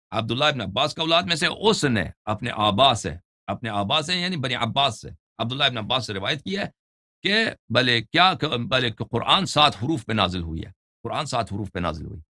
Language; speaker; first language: Urdu; non-native, fluent; Persian